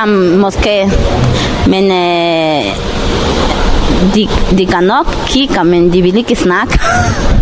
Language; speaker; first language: Danish; non-native, learner; Spanish